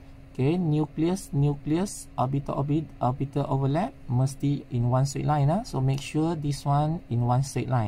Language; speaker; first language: English; non-native, local second language; Malay